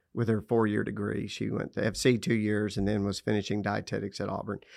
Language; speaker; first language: English; native; English